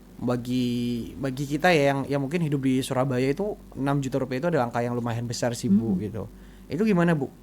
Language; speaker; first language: Indonesian; non-native, local second language; Madurese